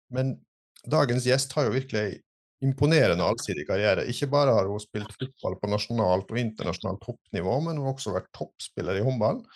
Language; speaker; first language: Norwegian; native; Norwegian